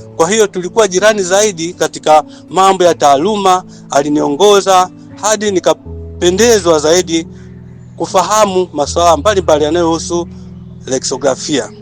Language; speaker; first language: Swahili; native; Swahili